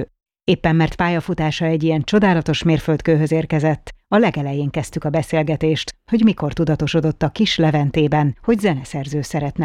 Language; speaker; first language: Hungarian; native; Hungarian